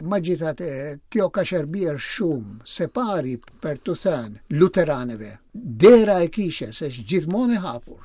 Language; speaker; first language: Albanian; non-native, fluent; Maltese